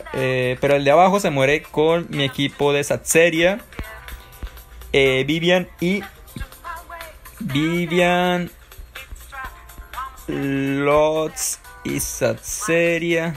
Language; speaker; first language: Spanish; native; Spanish